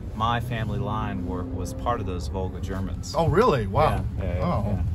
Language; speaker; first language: English; native; English